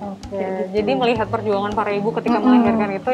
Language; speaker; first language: Indonesian; native; Indonesian